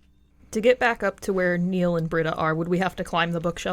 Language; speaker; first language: English; native; English